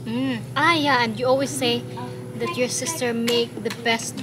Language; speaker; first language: English; non-native, local second language; Cebuano